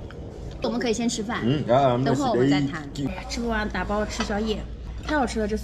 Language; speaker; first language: Chinese; native; Chinese